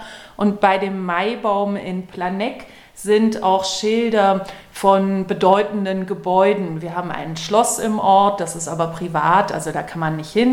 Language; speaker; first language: German; native; German